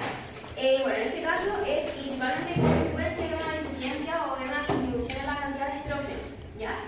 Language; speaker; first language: Spanish; native; Spanish